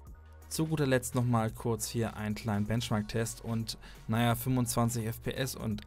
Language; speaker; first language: German; native; German